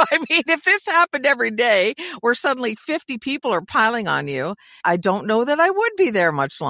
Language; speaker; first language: English; native; English